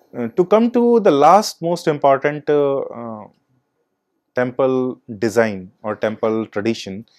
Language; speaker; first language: English; non-native, local second language; Hindi